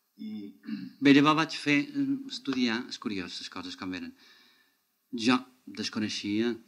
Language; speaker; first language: Catalan; native; Catalan